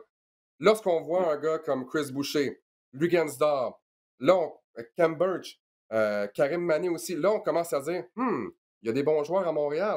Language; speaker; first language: French; native; French